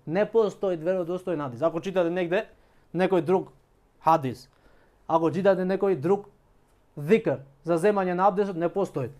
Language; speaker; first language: Macedonian; non-native, local second language; Albanian